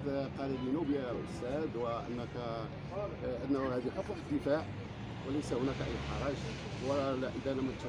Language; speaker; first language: Arabic; native; Arabic